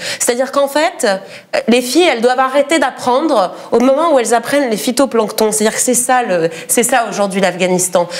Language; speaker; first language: French; native; French